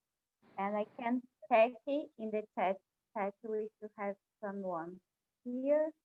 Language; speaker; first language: English; non-native, learner; Portuguese